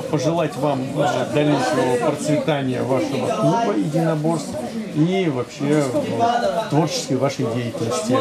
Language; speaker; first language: Russian; native; Russian